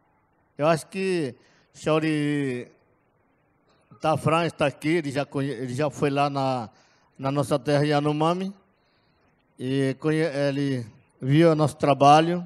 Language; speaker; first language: Portuguese; non-native, local second language; Yanomámi